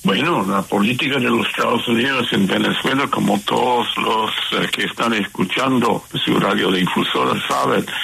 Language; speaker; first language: Spanish; non-native, fluent; English